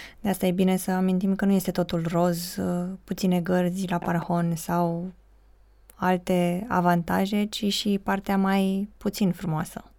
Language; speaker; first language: Romanian; native; Romanian